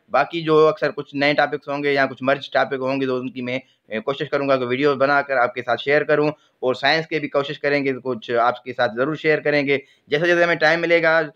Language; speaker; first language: Urdu; non-native, local second language; Sindhi